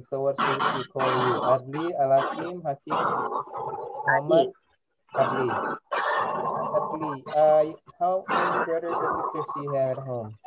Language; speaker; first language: English; non-native, fluent; Indonesian